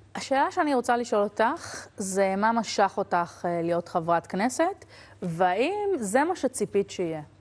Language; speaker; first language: Hebrew; native; Hebrew